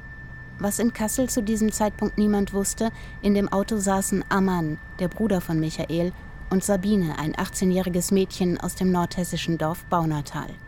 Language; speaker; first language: German; native; German